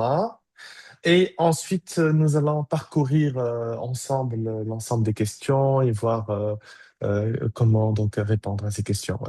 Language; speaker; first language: French; native; French